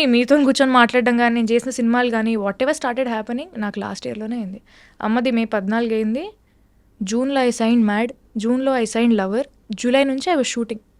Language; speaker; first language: Telugu; native; Telugu